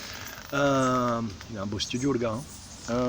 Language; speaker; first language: French; native; French